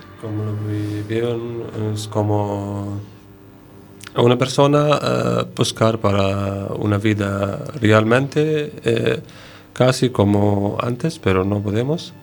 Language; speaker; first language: Spanish; non-native, learner; Arabic